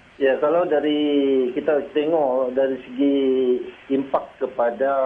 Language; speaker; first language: Malay; native; Malay